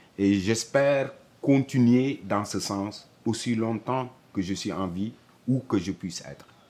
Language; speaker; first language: French; non-native, local second language; Wolof